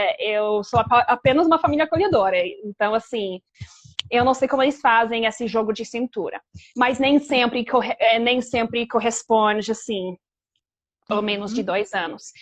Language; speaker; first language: Portuguese; non-native, fluent; English